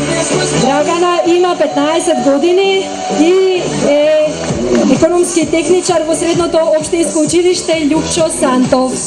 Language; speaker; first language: Macedonian; native; Macedonian